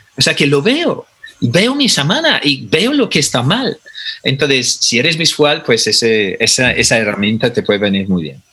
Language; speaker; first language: Spanish; non-native, fluent; English